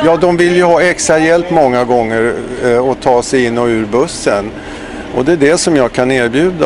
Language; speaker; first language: Swedish; native; Swedish